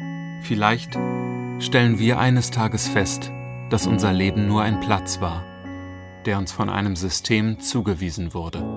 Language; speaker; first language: German; native; German